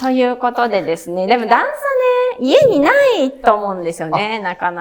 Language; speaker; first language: Japanese; native; Japanese